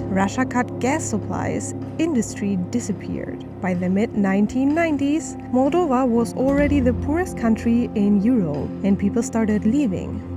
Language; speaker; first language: English; non-native, fluent; German